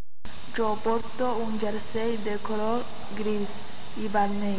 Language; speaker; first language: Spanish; non-native, local second language; Catalan